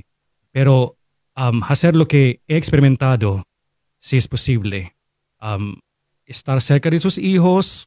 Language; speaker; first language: Spanish; non-native, fluent; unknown